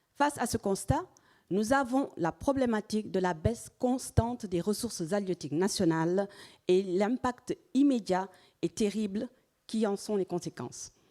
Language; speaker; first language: French; non-native, local second language; Wolof